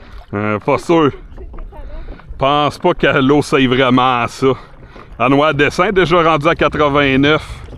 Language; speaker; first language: French; native; French